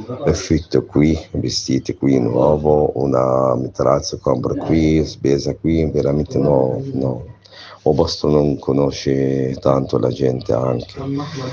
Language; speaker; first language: Italian; non-native, learner; Arabic